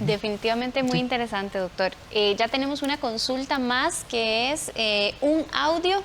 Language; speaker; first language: Spanish; native; Spanish